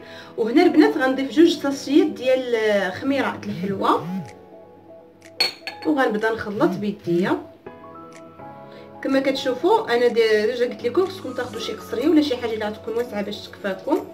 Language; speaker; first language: Arabic; native; Arabic